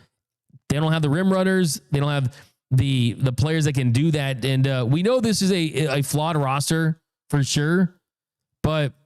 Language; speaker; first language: English; native; English